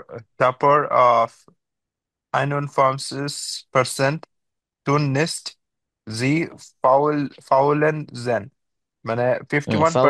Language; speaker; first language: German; non-native, learner; Bangla